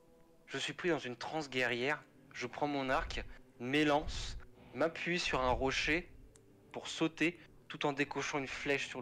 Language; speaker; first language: French; native; French